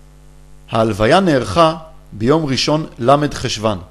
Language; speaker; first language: Hebrew; native; Hebrew